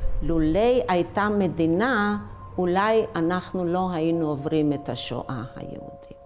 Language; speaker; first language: Hebrew; early bilingual, other home language; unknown